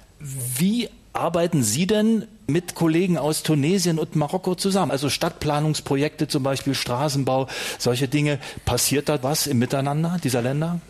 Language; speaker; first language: German; native; German